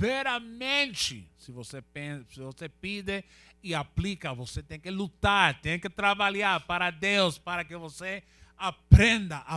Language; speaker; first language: Portuguese; non-native, fluent; Spanish